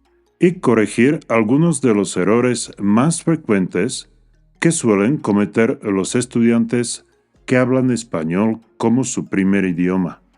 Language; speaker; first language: Spanish; non-native, fluent; English